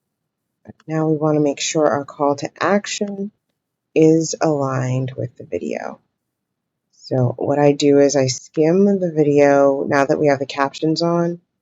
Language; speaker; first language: English; native; English